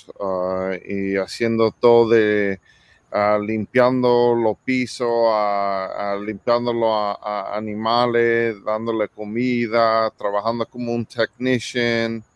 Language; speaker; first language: Spanish; early bilingual, heritage; English